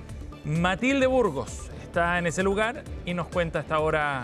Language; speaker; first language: Spanish; native; Spanish